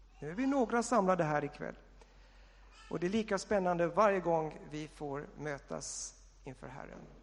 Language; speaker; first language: Swedish; native; Swedish